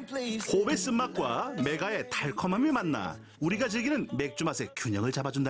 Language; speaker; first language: Korean; native; Korean